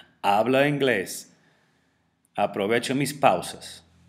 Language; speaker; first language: Spanish; non-native, fluent; English